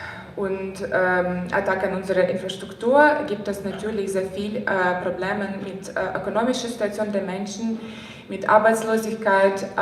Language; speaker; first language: German; non-native, fluent; Ukrainian